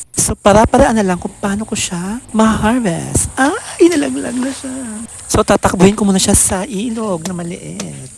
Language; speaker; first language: Filipino; native; Filipino